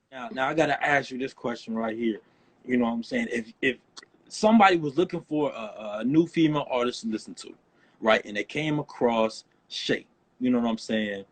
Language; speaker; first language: English; native; English